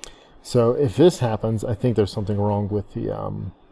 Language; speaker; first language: English; native; English